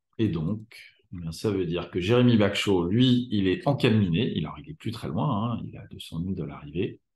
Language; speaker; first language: French; native; French